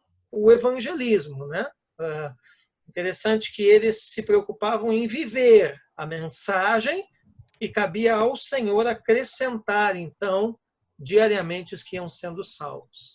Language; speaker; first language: Portuguese; native; Portuguese